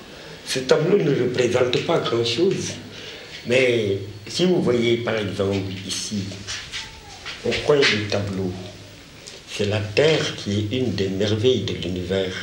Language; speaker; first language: French; non-native, local second language; Wolof